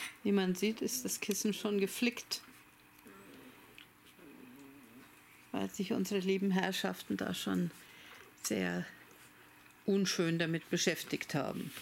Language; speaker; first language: German; native; German